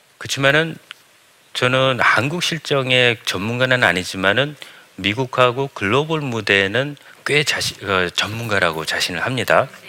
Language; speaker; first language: Korean; early bilingual, heritage; Korean